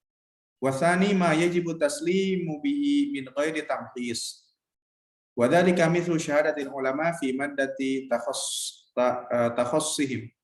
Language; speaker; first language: Arabic; non-native, learner; Indonesian